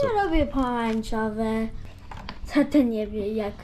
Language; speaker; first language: Polish; early bilingual, heritage; Polish